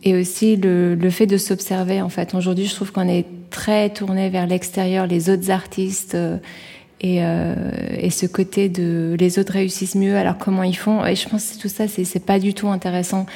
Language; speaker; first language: French; early bilingual, other home language; Persian